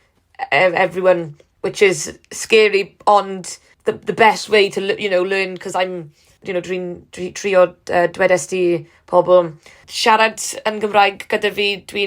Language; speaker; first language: Welsh; non-native, learner; English